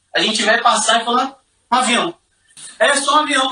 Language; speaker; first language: Portuguese; native; Portuguese